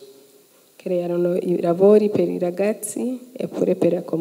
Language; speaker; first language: Italian; non-native, fluent; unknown